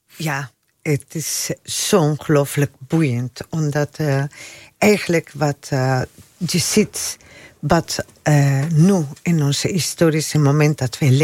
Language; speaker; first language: Dutch; non-native, fluent; Spanish